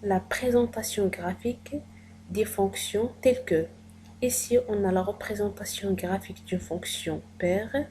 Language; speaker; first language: French; non-native, local second language; Arabic